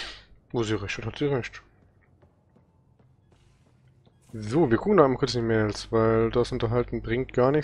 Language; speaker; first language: German; native; German